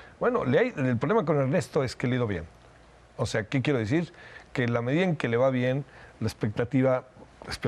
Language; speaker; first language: Spanish; native; Spanish